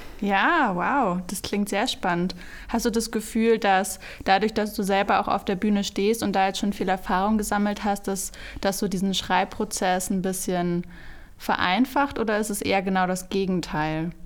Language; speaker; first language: German; native; German